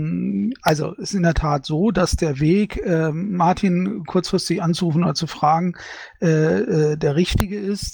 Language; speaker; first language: German; native; German